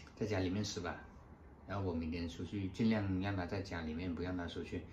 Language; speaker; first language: Chinese; native; Chinese